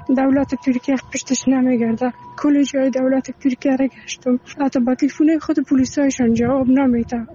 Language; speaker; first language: Persian; native; Persian